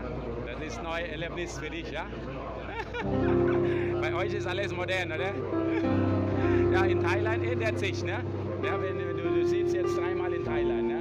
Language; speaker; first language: German; non-native, learner; Thai